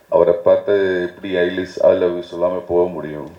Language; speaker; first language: Tamil; native; Tamil